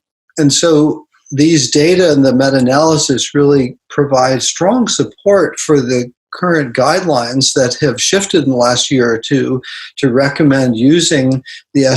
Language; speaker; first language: English; native; English